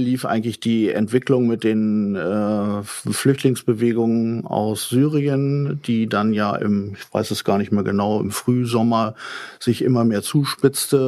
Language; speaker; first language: German; native; German